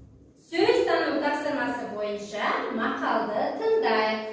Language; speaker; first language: Kazakh; native; Kazakh